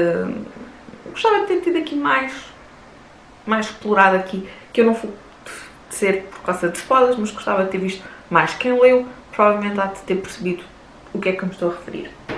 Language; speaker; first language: Portuguese; native; Portuguese